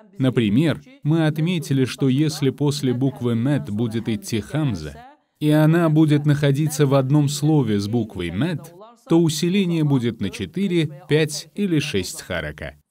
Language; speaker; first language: Russian; non-native, fluent; Azerbaijani